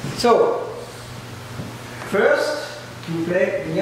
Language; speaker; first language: English; non-native, learner; French